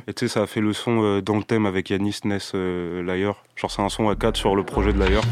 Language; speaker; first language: French; early bilingual, other home language; Romanian